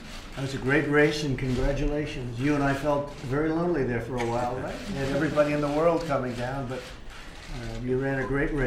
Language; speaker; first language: English; native; English